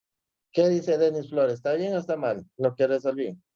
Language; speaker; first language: Spanish; native; Spanish